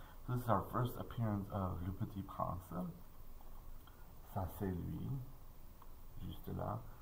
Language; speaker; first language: English; native; English